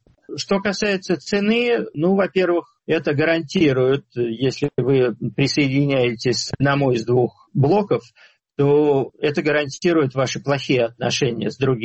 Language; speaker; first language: Russian; native; Russian